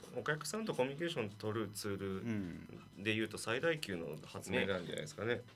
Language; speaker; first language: Japanese; native; Japanese